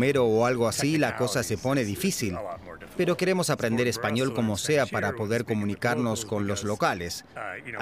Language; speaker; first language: Spanish; non-native, fluent; English